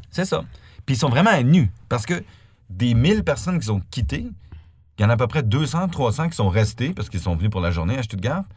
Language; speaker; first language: French; native; French